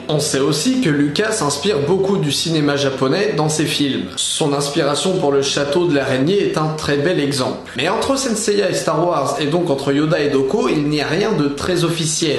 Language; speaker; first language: French; native; French